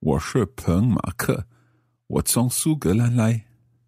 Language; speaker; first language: Chinese; non-native, learner; English